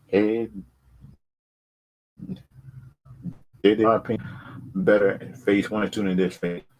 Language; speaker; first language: English; native; English